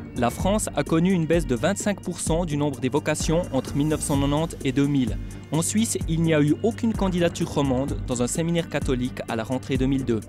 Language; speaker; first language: French; native; French